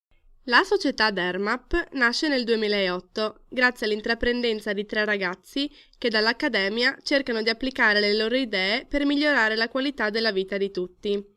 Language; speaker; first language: Italian; native; Italian